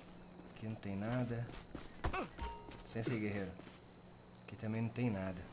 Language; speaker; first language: Portuguese; native; Portuguese